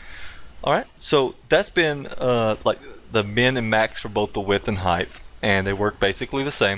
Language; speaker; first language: English; native; English